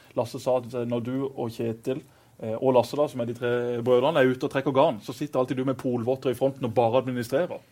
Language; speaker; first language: Norwegian; native; Norwegian